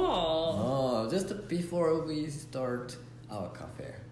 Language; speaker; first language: English; non-native, learner; Japanese